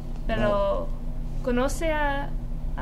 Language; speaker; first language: Spanish; non-native, fluent; English